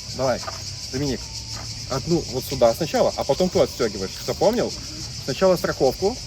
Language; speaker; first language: Russian; native; Russian